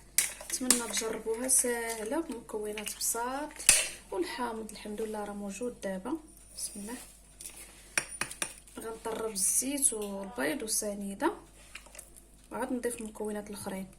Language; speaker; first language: Arabic; native; Arabic